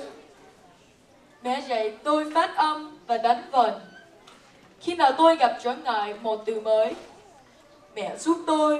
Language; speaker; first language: Vietnamese; early bilingual, heritage; Vietnamese